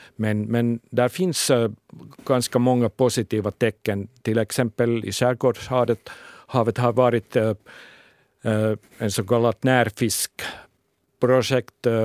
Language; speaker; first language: Swedish; non-native, local second language; Finnish